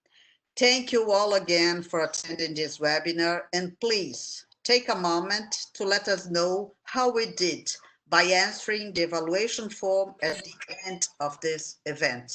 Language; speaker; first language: English; non-native, fluent; Portuguese